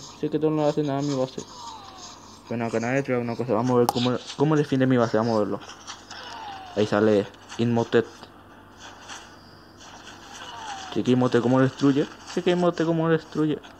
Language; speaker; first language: Spanish; native; Spanish